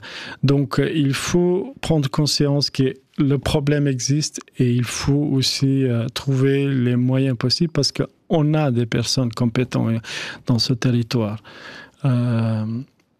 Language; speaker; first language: French; non-native, fluent; Albanian